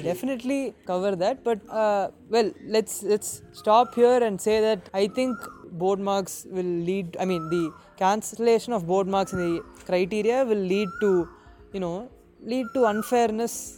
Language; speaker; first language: English; non-native, local second language; Tamil